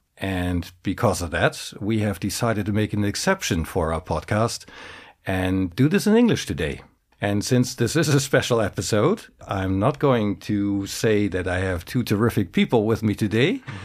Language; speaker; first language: English; non-native, fluent; German